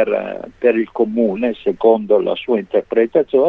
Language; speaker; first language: Italian; native; Italian